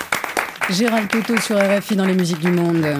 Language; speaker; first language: French; native; French